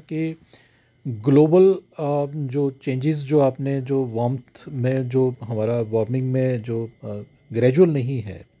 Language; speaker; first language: Hindi; native; Hindi